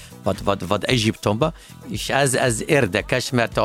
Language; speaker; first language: Hungarian; non-native, learner; Arabic